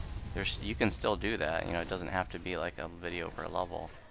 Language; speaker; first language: English; native; English